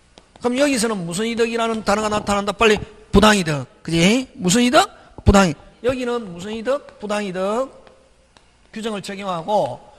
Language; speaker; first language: Korean; native; Korean